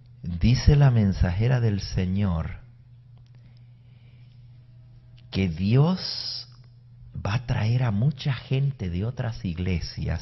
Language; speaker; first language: Spanish; native; Spanish